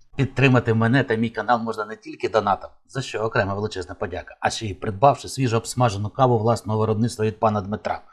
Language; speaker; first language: Ukrainian; native; Ukrainian